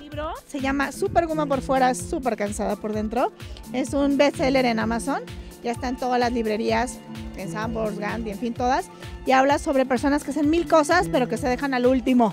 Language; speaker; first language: Spanish; native; Spanish